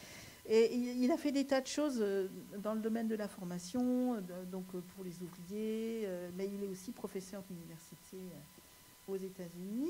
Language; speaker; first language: French; native; French